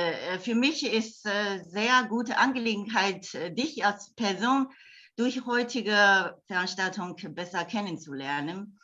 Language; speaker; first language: German; non-native, fluent; Chinese